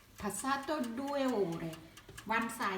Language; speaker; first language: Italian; non-native, learner; Thai